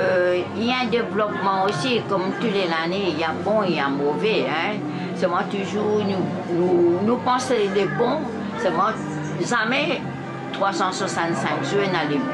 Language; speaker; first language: French; non-native, local second language; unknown